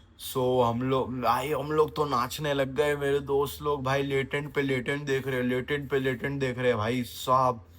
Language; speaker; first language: Hindi; non-native, local second language; Gujarati